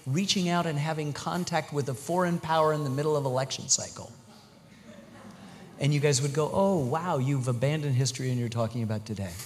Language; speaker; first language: English; native; English